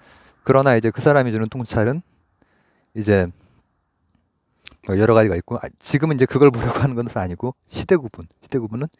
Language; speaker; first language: Korean; native; Korean